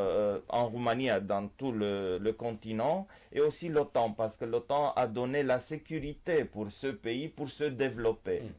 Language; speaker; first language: French; non-native, fluent; Romanian